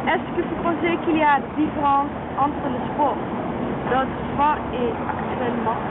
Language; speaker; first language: French; non-native, learner; Dutch